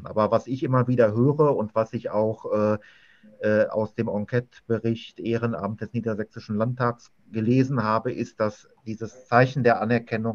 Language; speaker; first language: German; native; German